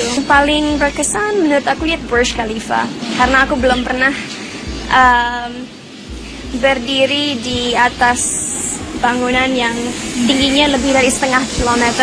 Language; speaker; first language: Indonesian; non-native, local second language; English